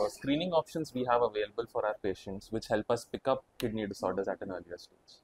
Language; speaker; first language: English; non-native, local second language; Kannada